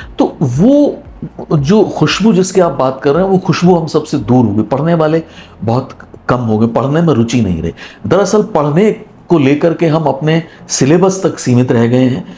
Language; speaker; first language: Hindi; non-native, local second language; Punjabi